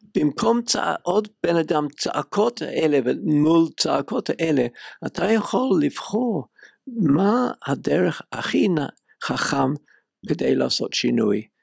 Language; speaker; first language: Hebrew; non-native, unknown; English